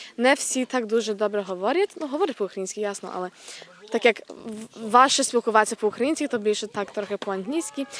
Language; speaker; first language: Ukrainian; early bilingual, heritage; English